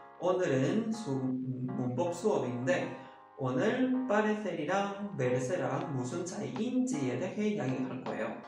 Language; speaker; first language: Korean; non-native, fluent; Spanish